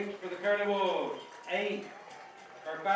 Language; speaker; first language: English; native; English